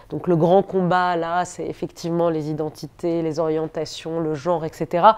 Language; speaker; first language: French; native; French